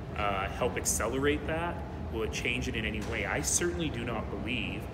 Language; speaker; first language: English; native; English